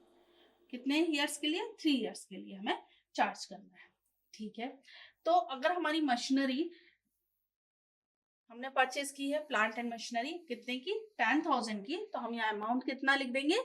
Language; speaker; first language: Hindi; native; Hindi